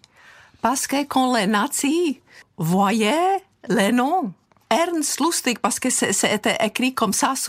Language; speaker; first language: French; non-native, fluent; Czech